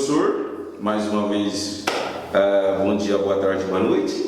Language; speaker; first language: Portuguese; non-native, fluent; Haitian Creole